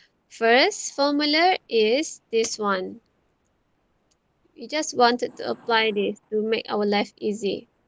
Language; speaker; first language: English; non-native, local second language; Malay